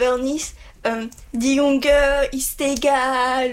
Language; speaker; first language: German; non-native, learner; French